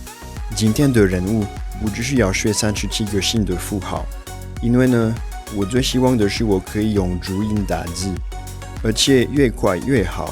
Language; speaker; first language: Chinese; non-native, fluent; French